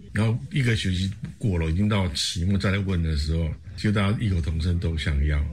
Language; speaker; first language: Chinese; native; Chinese